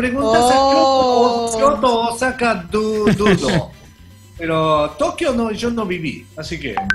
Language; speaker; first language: Spanish; non-native, fluent; Japanese